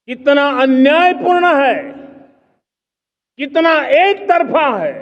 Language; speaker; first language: Hindi; non-native, local second language; Gujarati